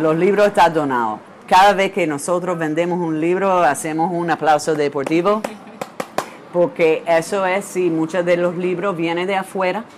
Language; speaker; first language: Spanish; non-native, fluent; English